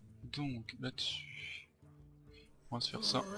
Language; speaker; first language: French; native; French